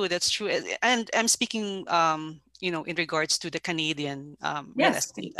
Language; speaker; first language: English; non-native, local second language; Filipino